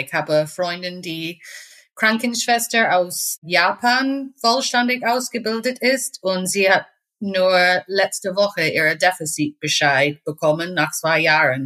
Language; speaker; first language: German; non-native, fluent; English